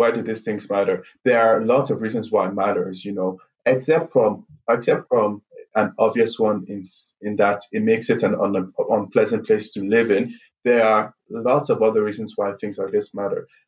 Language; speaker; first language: English; native; English